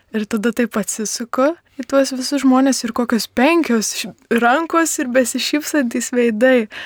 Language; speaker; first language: Lithuanian; native; Lithuanian